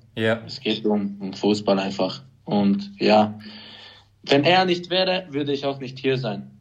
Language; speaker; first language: German; non-native, fluent; Hungarian